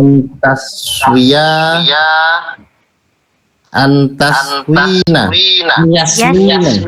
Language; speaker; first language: Arabic; non-native, learner; Indonesian